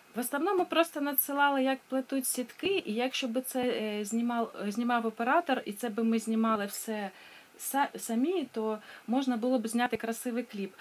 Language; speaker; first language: Ukrainian; non-native, local second language; Russian